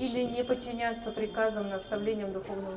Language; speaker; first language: Russian; native; Russian